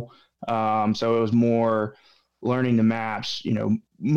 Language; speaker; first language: English; native; English